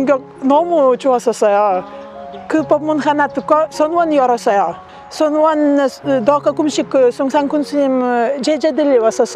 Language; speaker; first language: Korean; non-native, learner; Lithuanian